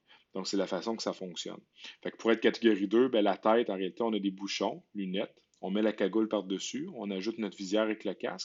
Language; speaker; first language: French; native; French